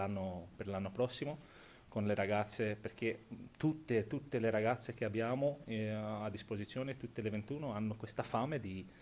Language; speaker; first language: Italian; non-native, fluent; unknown